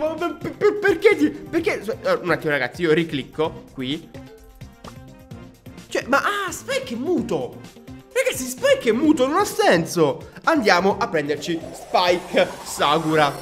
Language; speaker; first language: Italian; native; Italian